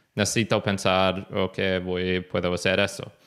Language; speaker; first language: Spanish; non-native, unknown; English